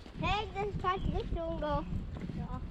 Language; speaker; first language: German; early bilingual, other home language; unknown